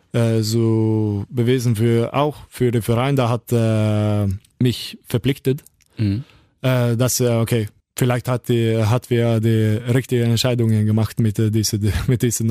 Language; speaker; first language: German; non-native, learner; Norwegian